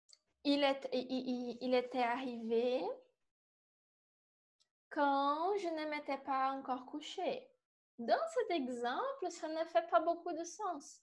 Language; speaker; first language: French; non-native, fluent; Portuguese